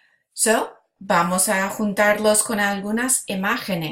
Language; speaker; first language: Spanish; non-native, fluent; English